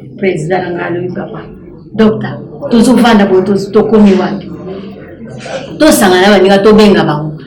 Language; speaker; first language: Lingala; non-native, local second language; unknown